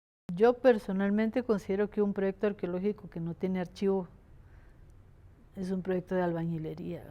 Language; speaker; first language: Spanish; native; Spanish